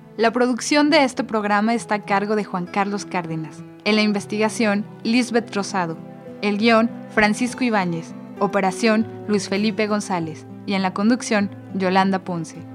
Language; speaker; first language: Spanish; native; Spanish